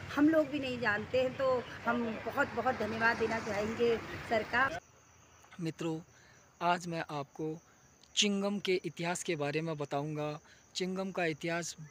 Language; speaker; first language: Hindi; native; Hindi